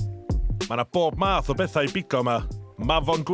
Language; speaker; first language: Welsh; native; Welsh